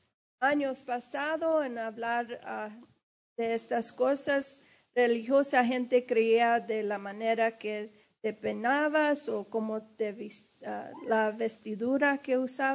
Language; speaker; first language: Spanish; early bilingual, heritage; English